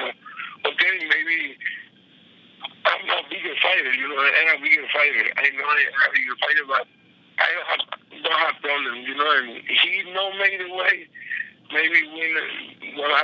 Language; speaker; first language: English; non-native, learner; Spanish